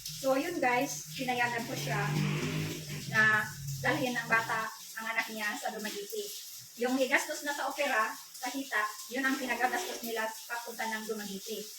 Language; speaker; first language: Filipino; non-native, local second language; Cebuano